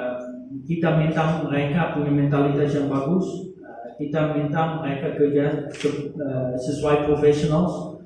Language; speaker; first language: Indonesian; non-native, fluent; Dutch